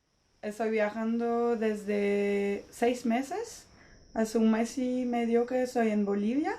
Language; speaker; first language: Spanish; non-native, fluent; French